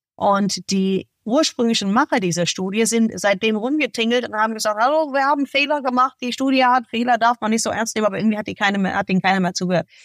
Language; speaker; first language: German; non-native, fluent; English